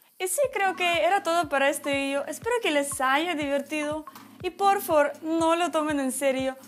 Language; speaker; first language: Spanish; non-native, fluent; Russian